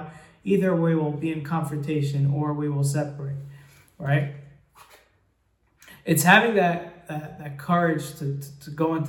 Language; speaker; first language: English; native; English